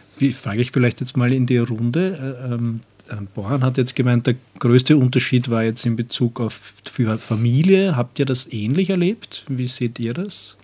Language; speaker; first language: German; native; German